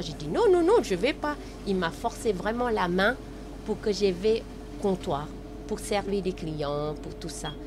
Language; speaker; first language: French; non-native, learner; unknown